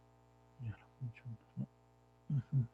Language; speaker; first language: Spanish; native; Spanish